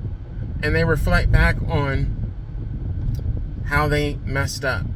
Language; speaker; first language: English; native; English